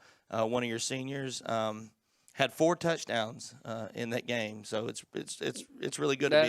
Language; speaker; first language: English; native; English